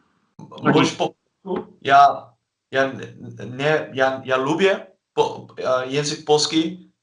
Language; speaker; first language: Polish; non-native, learner; Dutch